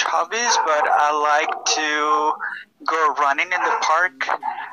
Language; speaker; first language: English; non-native, fluent; Spanish